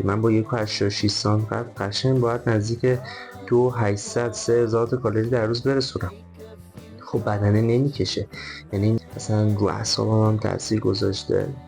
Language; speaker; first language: Persian; native; Persian